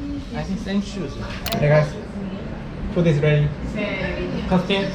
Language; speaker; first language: English; non-native, learner; Korean